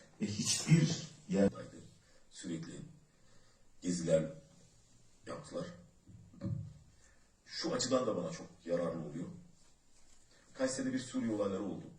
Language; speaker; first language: Turkish; native; Turkish